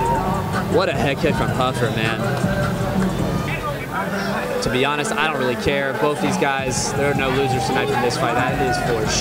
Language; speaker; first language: English; native; English